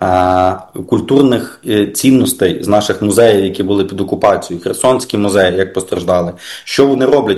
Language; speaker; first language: Ukrainian; native; Ukrainian